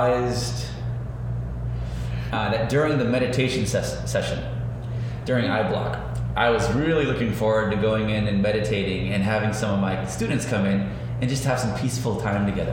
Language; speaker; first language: English; native; English